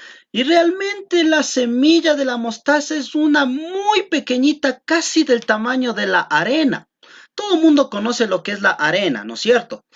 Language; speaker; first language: Spanish; native; Spanish